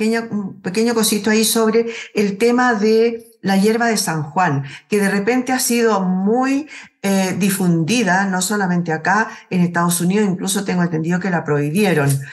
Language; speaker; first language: Spanish; native; Spanish